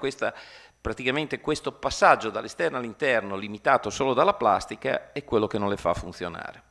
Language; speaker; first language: Italian; native; Italian